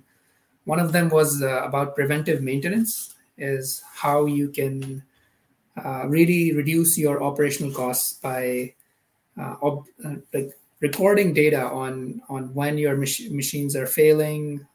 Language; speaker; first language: English; non-native, local second language; Urdu